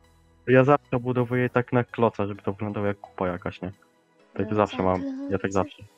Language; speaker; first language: Polish; native; Polish